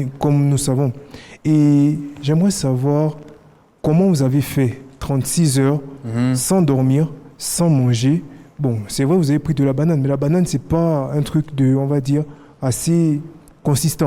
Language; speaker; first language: French; non-native, local second language; Kinyarwanda